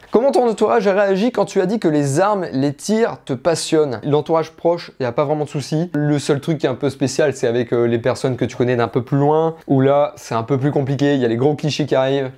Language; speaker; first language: French; native; French